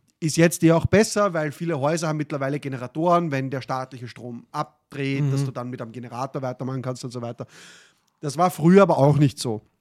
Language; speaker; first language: German; early bilingual, other home language; Arabic